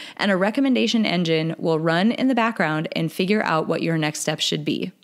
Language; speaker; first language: English; native; English